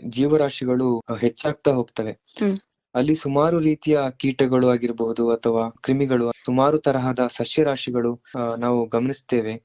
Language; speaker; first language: Kannada; native; Kannada